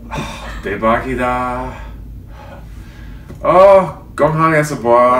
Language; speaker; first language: Korean; non-native, learner; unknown